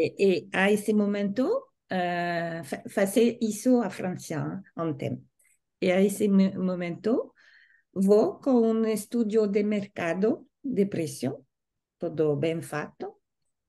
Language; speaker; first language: Portuguese; non-native, learner; Spanish